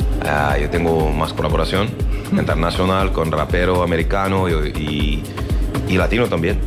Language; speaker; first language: Spanish; non-native, learner; French